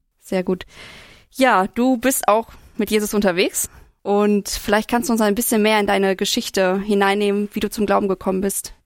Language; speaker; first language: German; native; German